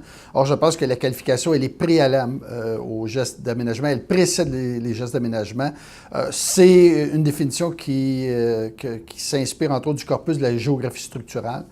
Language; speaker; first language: French; native; French